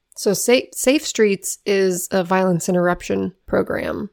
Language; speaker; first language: English; native; English